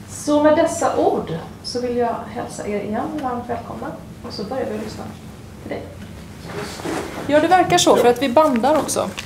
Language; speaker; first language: Swedish; native; Swedish